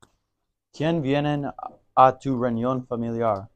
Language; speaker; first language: Spanish; non-native, learner; English